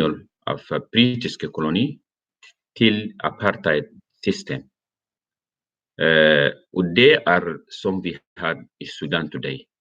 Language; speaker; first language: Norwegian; non-native, learner; Arabic